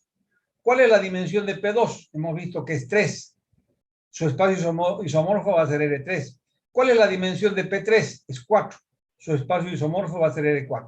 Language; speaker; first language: Spanish; native; Spanish